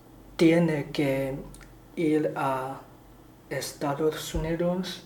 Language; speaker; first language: Spanish; non-native, learner; Chinese